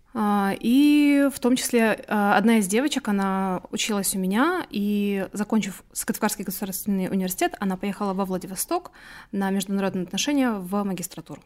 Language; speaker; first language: Russian; native; Russian